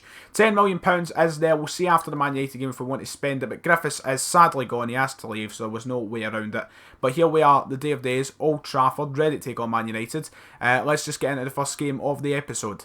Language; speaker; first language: English; native; English